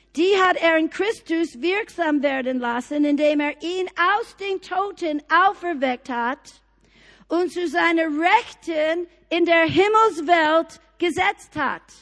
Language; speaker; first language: German; non-native, fluent; English